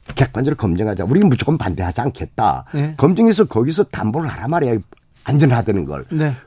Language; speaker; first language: Korean; native; Korean